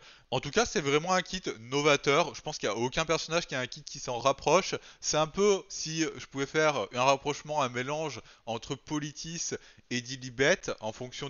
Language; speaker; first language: French; native; French